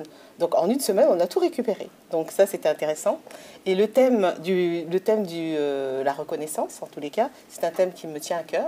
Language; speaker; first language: French; native; French